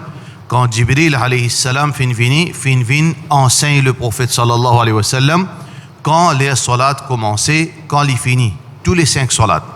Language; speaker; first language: French; non-native, learner; Morisyen